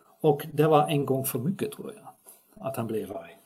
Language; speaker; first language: Swedish; non-native, fluent; Dutch